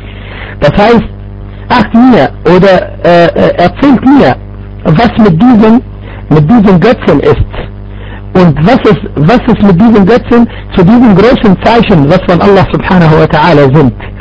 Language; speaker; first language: German; non-native, fluent; Arabic